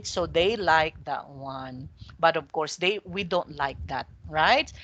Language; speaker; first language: English; non-native, local second language; Filipino